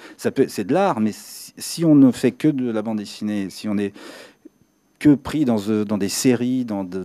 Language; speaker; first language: French; non-native, fluent; Serbian